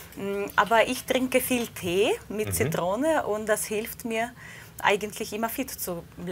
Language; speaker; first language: German; non-native, fluent; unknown